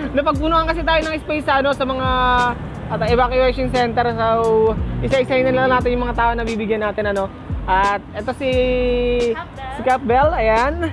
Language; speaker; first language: Filipino; non-native, local second language; Bikol